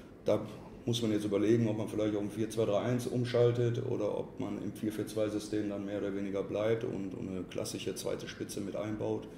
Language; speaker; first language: German; native; German